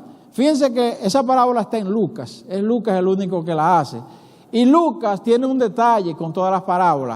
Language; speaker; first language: Spanish; native; Spanish